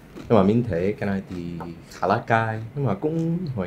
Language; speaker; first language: Vietnamese; non-native, fluent; English